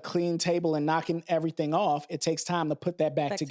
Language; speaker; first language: English; native; English